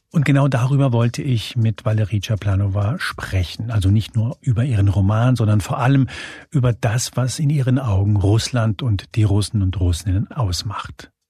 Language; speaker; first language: German; early bilingual, other home language; Spanish